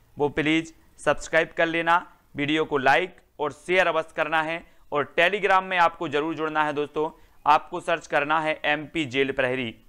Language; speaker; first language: Hindi; native; Hindi